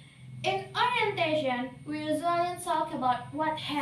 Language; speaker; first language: English; non-native, learner; Indonesian